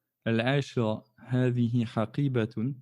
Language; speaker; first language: Arabic; non-native, fluent; French